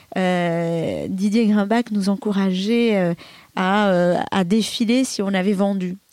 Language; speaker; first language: French; early bilingual, other home language; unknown